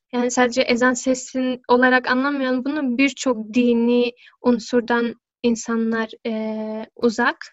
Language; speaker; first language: Turkish; early bilingual, heritage; Turkish